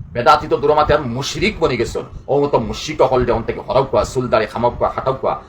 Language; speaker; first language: Bangla; non-native, local second language; Sylheti